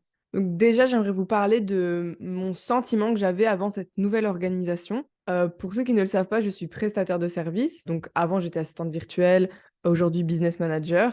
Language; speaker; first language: French; native; French